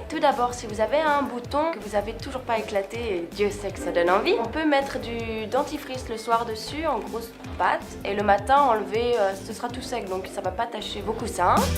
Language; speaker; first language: French; native; French